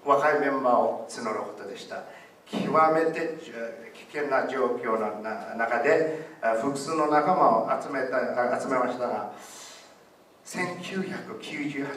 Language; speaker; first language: Japanese; non-native, fluent; Mongolian